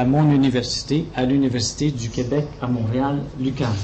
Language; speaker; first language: French; native; French